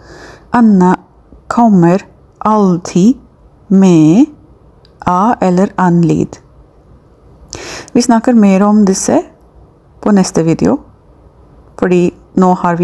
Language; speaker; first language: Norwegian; non-native, fluent; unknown